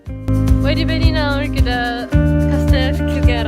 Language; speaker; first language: Welsh; non-native, learner; Malay